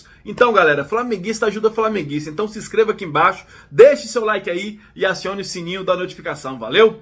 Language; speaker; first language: Portuguese; native; Portuguese